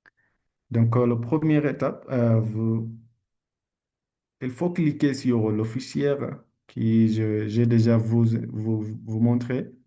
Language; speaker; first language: French; non-native, learner; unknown